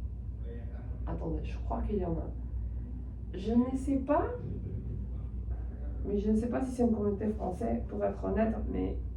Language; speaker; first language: French; non-native, fluent; Spanish